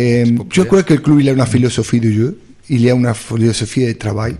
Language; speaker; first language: French; non-native, fluent; Spanish